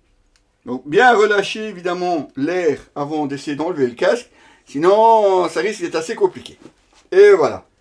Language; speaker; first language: French; native; French